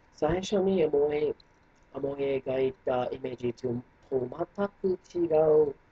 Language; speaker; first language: Japanese; non-native, fluent; English